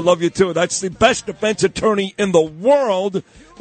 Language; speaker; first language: English; native; English